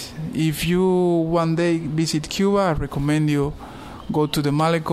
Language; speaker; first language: English; non-native, learner; Spanish